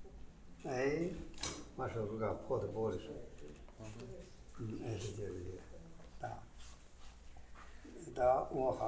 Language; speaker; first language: Russian; non-native, learner; Chinese